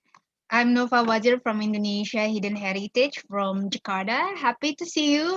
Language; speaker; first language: English; non-native, fluent; Indonesian